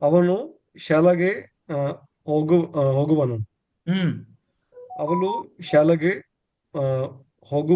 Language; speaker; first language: Kannada; non-native, learner; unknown